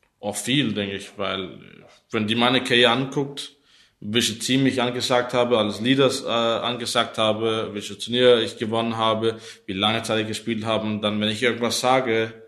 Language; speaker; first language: German; non-native, learner; Danish